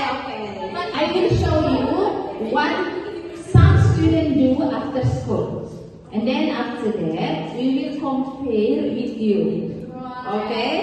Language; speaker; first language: English; non-native, learner; Indonesian